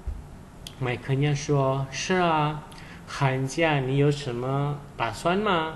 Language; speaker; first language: Chinese; non-native, fluent; Indonesian